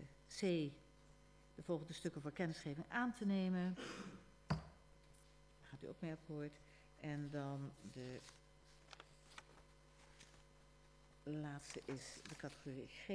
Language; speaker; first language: Dutch; native; Dutch